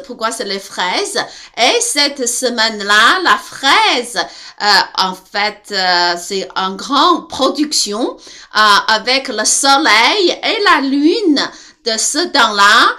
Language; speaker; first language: French; non-native, learner; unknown